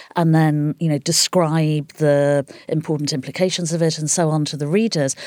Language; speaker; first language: English; native; English